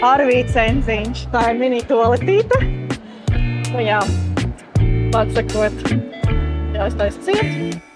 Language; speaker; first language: Latvian; native; Latvian